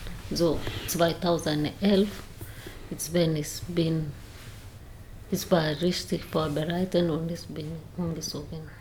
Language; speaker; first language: German; non-native, learner; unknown